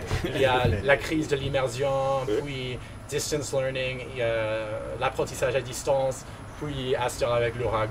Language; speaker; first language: French; non-native, local second language; English